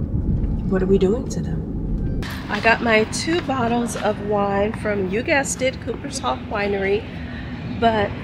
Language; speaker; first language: English; native; English